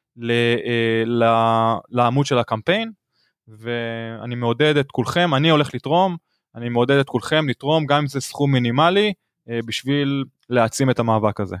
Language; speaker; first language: Hebrew; native; Hebrew